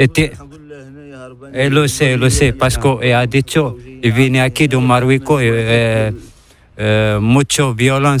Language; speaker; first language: Spanish; non-native, learner; Arabic